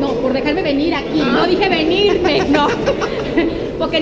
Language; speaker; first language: Spanish; native; Spanish